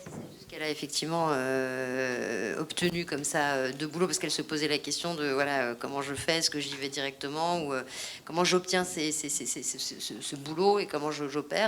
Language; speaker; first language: French; native; French